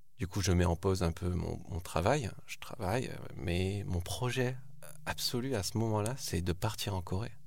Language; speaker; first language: French; early bilingual, other home language; Korean